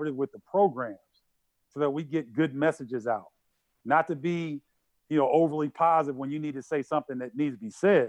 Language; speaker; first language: English; native; English